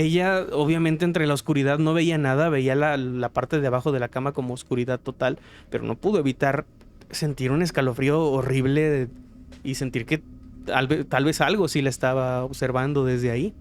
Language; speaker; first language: Spanish; native; Spanish